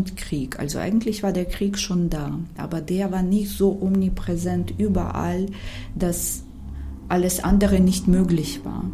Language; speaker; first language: German; non-native, fluent; Ukrainian